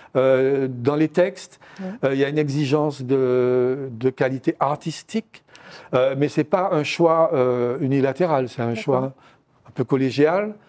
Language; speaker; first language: French; native; French